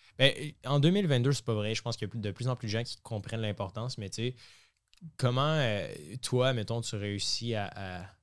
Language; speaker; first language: French; native; French